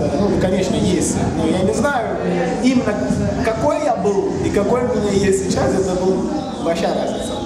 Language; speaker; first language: Russian; non-native, learner; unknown